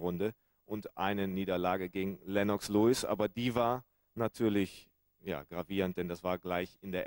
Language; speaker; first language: German; native; German